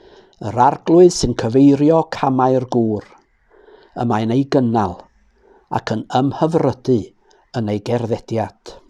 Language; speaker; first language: Welsh; native; Welsh